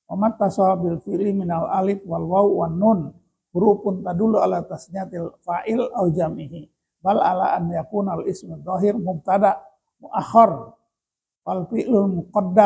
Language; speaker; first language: Arabic; non-native, fluent; Indonesian